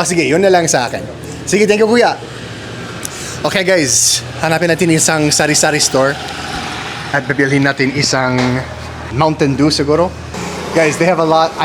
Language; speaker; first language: Filipino; non-native, learner; English